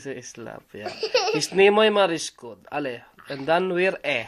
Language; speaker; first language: Dutch; non-native, learner; Filipino